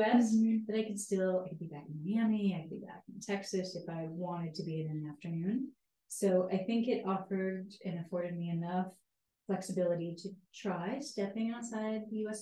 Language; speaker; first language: English; native; English